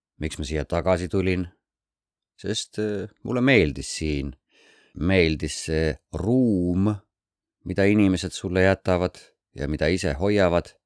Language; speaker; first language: Estonian; non-native, fluent; Korean